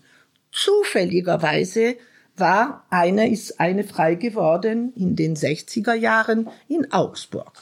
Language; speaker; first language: German; non-native, fluent; French